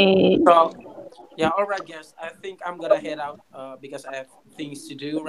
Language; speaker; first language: English; non-native, learner; Indonesian